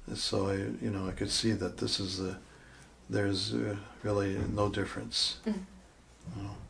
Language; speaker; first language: English; native; English